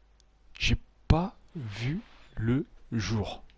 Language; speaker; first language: French; native; French